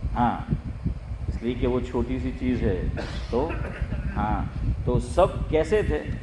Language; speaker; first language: Urdu; non-native, local second language; Gujarati